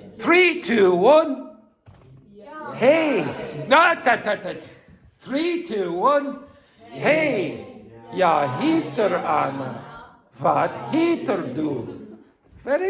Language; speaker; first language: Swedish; non-native, learner; English